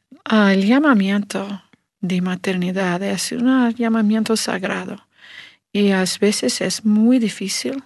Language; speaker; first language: Spanish; non-native, learner; English